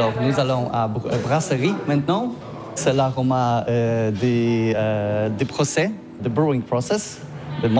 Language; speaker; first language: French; non-native, learner; Polish